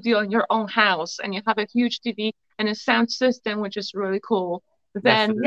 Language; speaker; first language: English; non-native, fluent; Polish